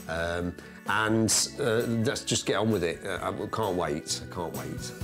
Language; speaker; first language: English; native; English